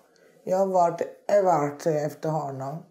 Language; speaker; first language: Swedish; non-native, learner; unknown